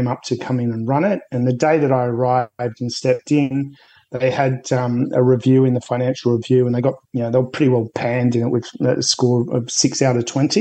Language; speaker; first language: English; native; English